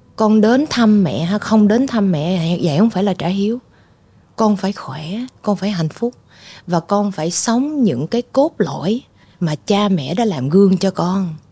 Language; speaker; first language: Vietnamese; early bilingual, heritage; Vietnamese